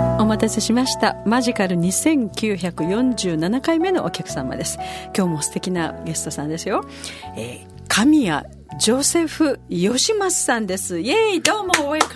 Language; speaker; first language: Japanese; native; Japanese